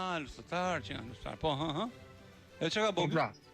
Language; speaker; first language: Albanian; native; Albanian